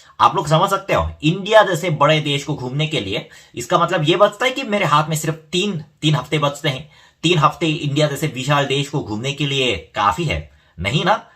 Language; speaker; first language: Hindi; non-native, fluent; Korean